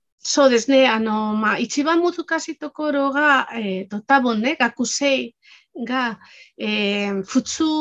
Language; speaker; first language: Japanese; non-native, fluent; Spanish